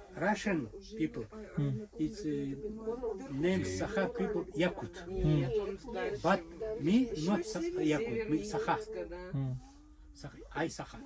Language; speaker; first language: English; non-native, learner; Russian